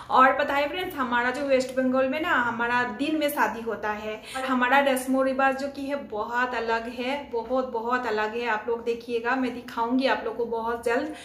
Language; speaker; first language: Hindi; non-native, local second language; Bangla